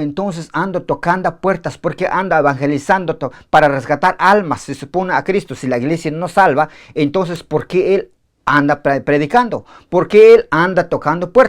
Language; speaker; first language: Spanish; native; Spanish